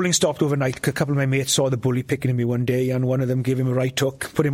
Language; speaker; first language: English; non-native, local second language; Welsh